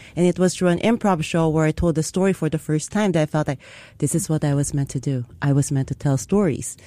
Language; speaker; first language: English; non-native, local second language; Filipino